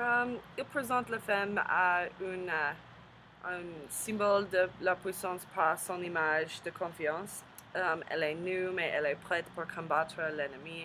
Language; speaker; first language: French; non-native, learner; English